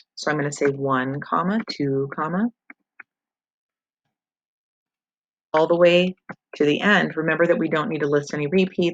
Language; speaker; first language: English; native; English